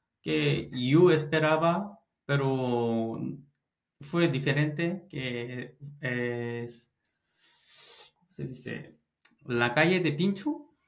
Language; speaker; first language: Spanish; non-native, learner; Korean